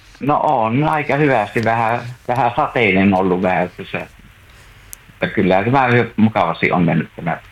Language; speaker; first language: Finnish; native; Finnish